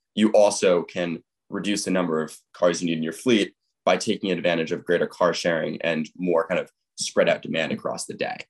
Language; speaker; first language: English; native; English